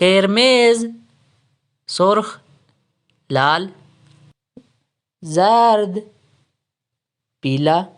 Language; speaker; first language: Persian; non-native, fluent; Urdu